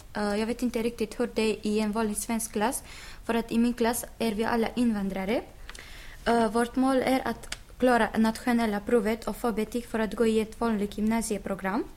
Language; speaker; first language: Swedish; non-native, learner; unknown